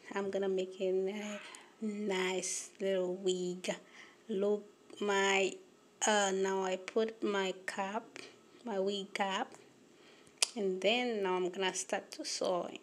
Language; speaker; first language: English; non-native, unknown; Haitian Creole